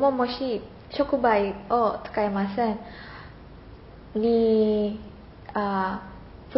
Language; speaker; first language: Japanese; non-native, learner; Indonesian